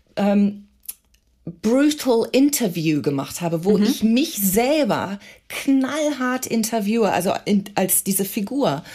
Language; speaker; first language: German; early bilingual, other home language; English